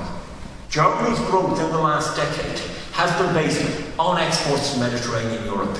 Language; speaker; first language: English; native; English